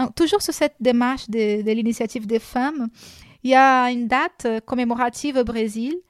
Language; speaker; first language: French; non-native, fluent; Portuguese